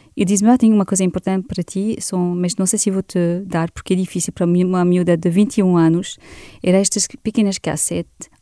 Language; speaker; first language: Portuguese; non-native, fluent; French